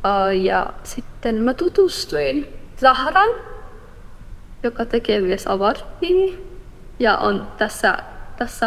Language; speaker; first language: Finnish; non-native, fluent; Persian